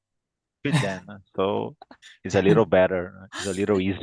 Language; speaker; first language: English; non-native, fluent; Portuguese